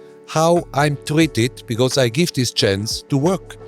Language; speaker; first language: English; non-native, learner; German